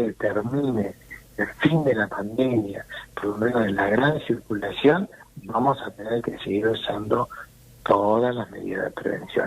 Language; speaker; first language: Spanish; native; Spanish